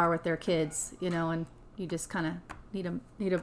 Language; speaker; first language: English; native; English